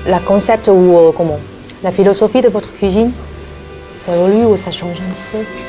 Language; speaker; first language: French; non-native, learner; Chinese